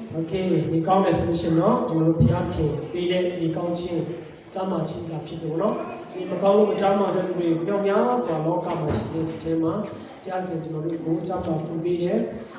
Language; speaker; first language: Burmese; non-native, local second language; Hakha Chin